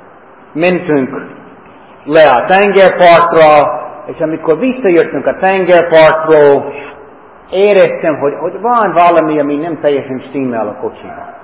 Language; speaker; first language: Hungarian; non-native, fluent; English